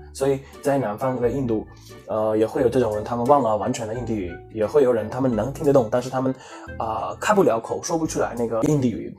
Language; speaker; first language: Chinese; non-native, fluent; Hindi